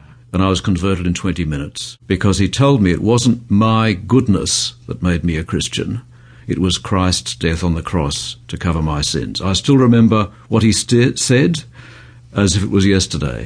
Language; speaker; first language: English; native; English